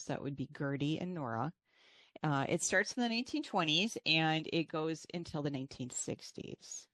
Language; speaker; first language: English; native; English